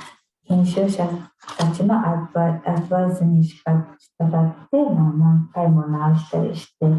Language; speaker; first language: Japanese; non-native, fluent; Mongolian